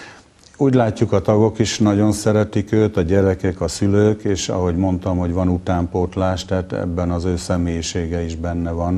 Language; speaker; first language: Hungarian; native; Hungarian